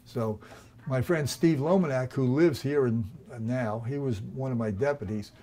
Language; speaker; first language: English; native; English